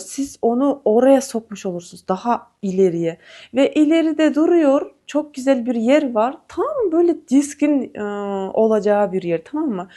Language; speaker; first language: Turkish; non-native, fluent; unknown